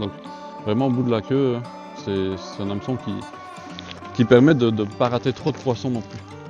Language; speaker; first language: French; native; French